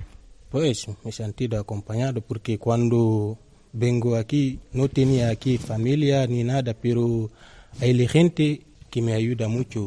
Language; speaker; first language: Spanish; non-native, learner; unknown